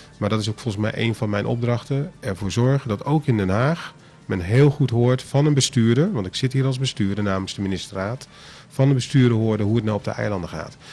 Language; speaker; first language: Dutch; non-native, local second language; Papiamento